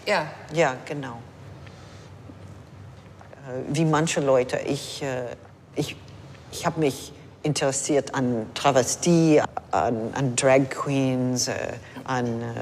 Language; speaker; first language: German; non-native, fluent; English